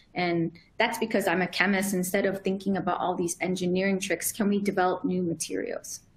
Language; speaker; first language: English; native; English